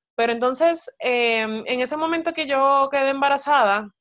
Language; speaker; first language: Spanish; native; Spanish